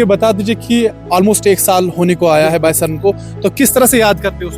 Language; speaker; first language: Hindi; native; Hindi